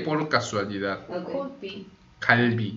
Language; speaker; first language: Spanish; early bilingual, other home language; Korean